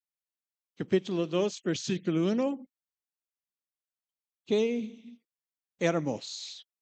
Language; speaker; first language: Spanish; non-native, fluent; English